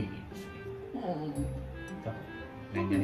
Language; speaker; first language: Japanese; native; Japanese